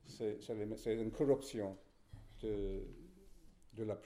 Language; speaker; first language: French; non-native, fluent; English